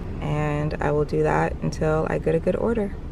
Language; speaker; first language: English; native; English